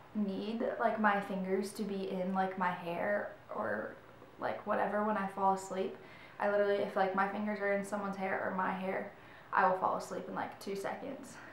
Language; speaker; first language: English; native; English